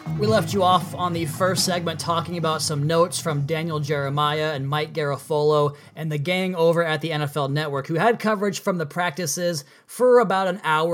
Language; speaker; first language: English; native; English